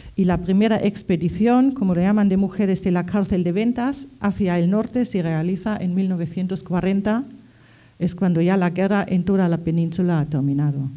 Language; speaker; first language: Spanish; non-native, fluent; German